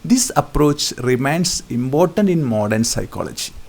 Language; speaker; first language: English; non-native, local second language; Malayalam